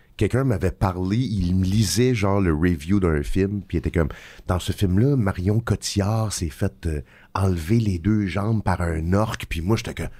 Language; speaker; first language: French; native; French